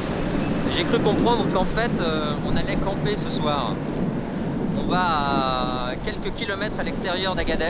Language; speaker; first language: French; native; French